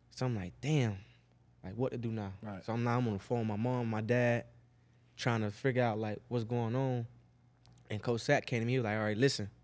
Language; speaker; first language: English; native; English